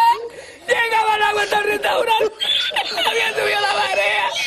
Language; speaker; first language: Spanish; native; Spanish